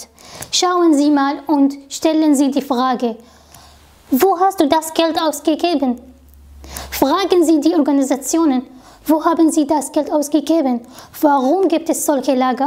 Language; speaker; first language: German; non-native, fluent; Arabic